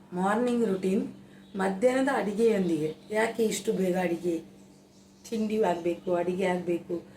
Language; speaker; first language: Kannada; native; Kannada